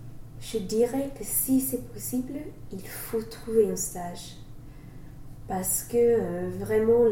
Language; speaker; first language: French; non-native, learner; English